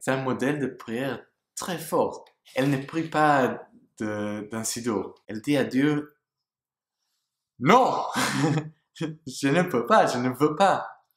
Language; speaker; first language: French; non-native, learner; English